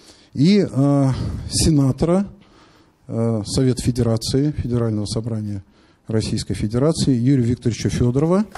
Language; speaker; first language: Russian; native; Russian